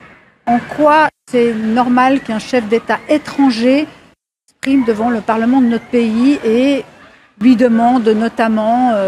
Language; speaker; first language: French; native; French